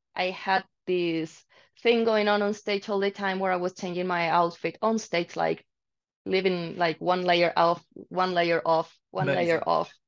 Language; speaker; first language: English; non-native, fluent; Spanish